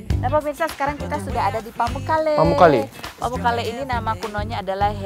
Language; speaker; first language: Indonesian; native; Indonesian